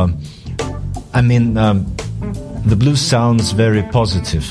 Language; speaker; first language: English; non-native, fluent; Russian